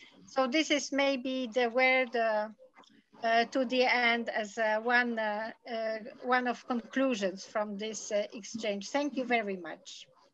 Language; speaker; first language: English; non-native, fluent; Polish